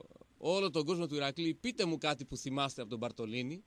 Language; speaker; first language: Greek; native; Greek